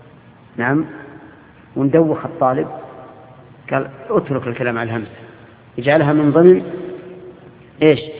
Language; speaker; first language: Arabic; native; Arabic